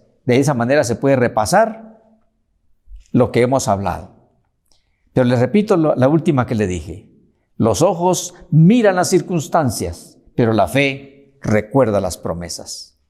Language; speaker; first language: Spanish; native; Spanish